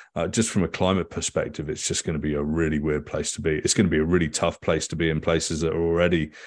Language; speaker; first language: English; native; English